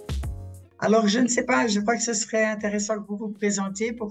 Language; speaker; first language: French; non-native, fluent; Portuguese